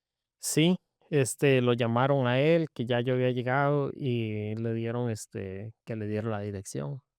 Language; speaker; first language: Spanish; native; Spanish